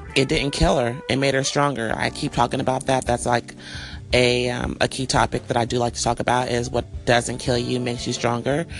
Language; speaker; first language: English; early bilingual, other home language; German